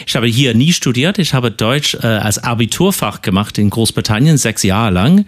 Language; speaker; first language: German; non-native, fluent; English